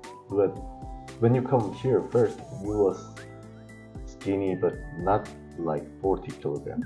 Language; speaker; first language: English; non-native, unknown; Korean